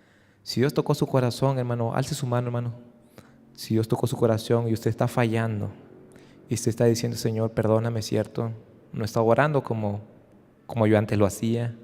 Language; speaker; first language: Spanish; native; Spanish